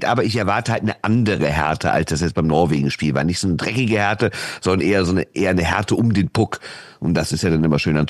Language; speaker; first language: German; native; German